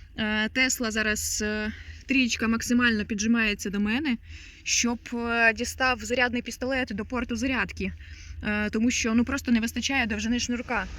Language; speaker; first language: Ukrainian; non-native, local second language; Russian